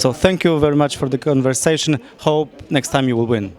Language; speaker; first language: English; non-native, fluent; Polish